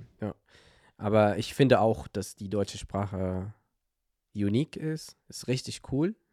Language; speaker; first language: German; non-native, learner; Arabic